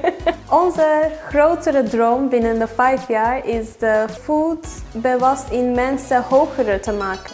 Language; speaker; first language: Dutch; non-native, learner; Turkish